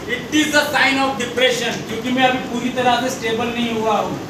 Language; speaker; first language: Hindi; non-native, local second language; Marathi